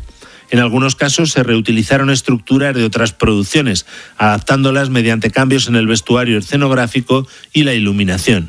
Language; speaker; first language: Spanish; native; Spanish